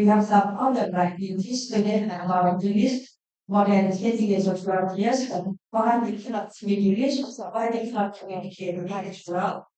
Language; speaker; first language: English; non-native, learner; Thai